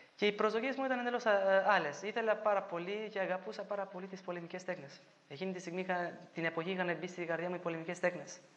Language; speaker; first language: Greek; non-native, fluent; Albanian